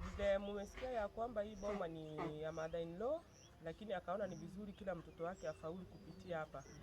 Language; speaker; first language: Swahili; non-native, local second language; Gusii